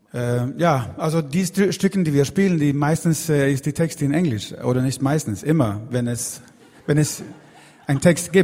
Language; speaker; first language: German; non-native, fluent; Swedish